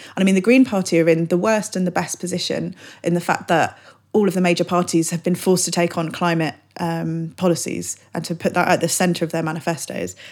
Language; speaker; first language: English; native; English